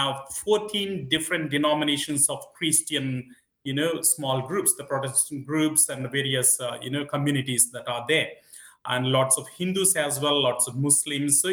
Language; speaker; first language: English; non-native, local second language; Telugu